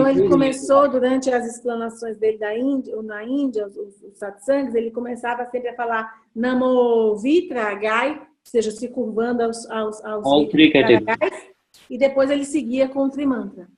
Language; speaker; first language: Portuguese; native; Portuguese